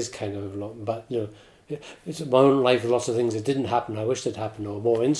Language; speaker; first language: English; native; English